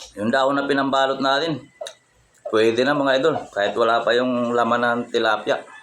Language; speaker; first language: Filipino; non-native, local second language; Masbatenyo